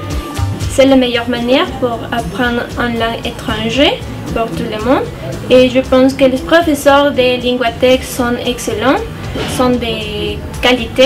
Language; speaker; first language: French; non-native, learner; Spanish